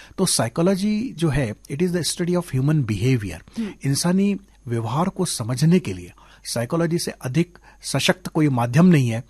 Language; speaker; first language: Hindi; non-native, local second language; Sindhi